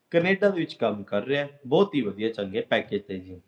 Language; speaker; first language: Hindi; non-native, local second language; Punjabi